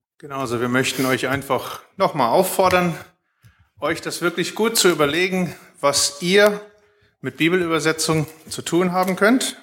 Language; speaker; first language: German; early bilingual, heritage; Plautdietsch